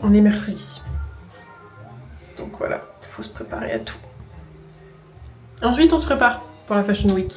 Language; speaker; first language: French; native; French